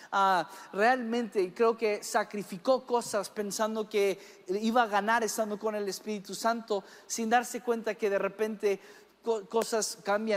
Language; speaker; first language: Spanish; early bilingual, other home language; English